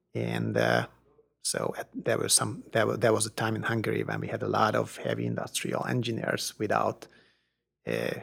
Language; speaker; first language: English; non-native, fluent; Hungarian